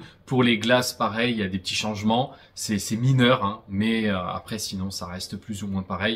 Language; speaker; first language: French; native; French